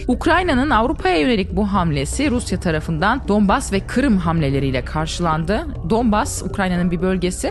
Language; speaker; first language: Turkish; native; Turkish